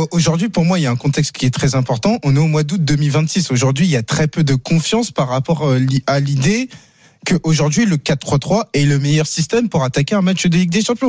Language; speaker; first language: French; native; French